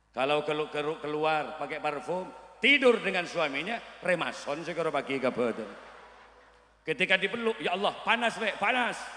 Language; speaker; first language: Indonesian; non-native, local second language; Madurese